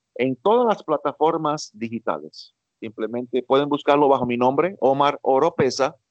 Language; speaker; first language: Spanish; early bilingual, heritage; Spanish